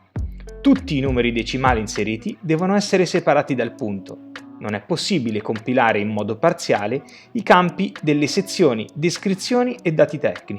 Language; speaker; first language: Italian; native; Italian